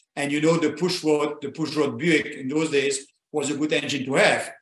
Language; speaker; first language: English; non-native, fluent; French